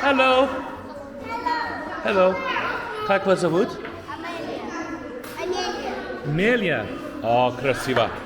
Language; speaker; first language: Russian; non-native, learner; English